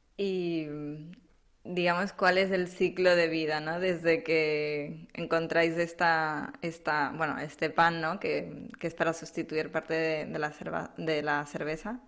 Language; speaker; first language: Spanish; native; Spanish